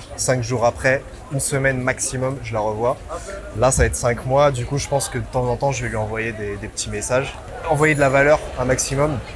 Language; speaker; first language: French; native; French